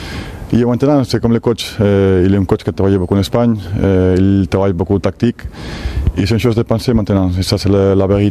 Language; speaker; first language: French; non-native, fluent; Spanish